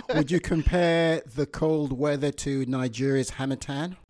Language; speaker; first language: English; non-native, local second language; Yoruba